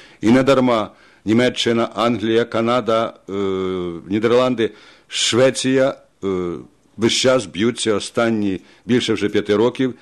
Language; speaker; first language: Ukrainian; native; Ukrainian